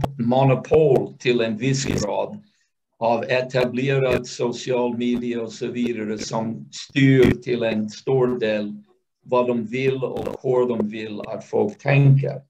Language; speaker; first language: Swedish; non-native, fluent; English